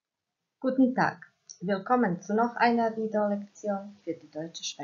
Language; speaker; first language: German; non-native, fluent; Croatian